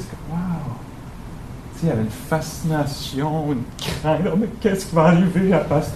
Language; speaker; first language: French; native; French